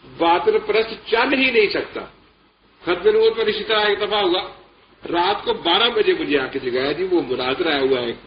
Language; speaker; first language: Urdu; non-native, local second language; Punjabi